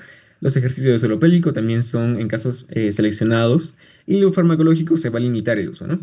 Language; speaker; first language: Spanish; native; Spanish